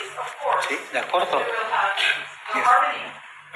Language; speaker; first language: Italian; non-native, fluent; Spanish